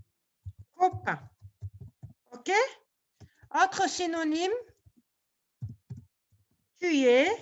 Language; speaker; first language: French; non-native, local second language; Arabic